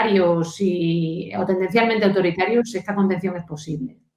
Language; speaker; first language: Spanish; native; Spanish